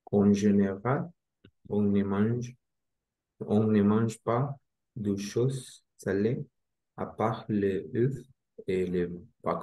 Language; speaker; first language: French; non-native, learner; Spanish